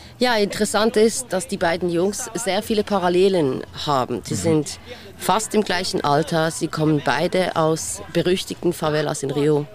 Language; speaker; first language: German; native; German